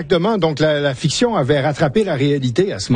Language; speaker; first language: French; native; French